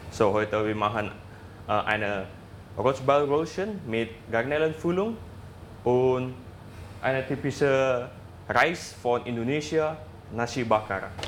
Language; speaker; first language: German; non-native, learner; Indonesian